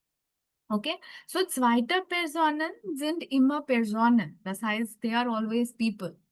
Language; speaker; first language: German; non-native, fluent; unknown